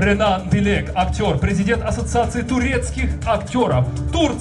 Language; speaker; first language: Russian; native; Russian